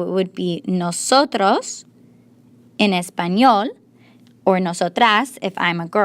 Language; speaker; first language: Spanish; non-native, fluent; English